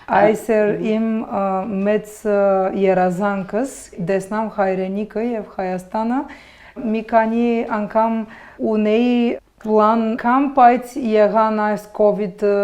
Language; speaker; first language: Armenian; early bilingual, heritage; Armenian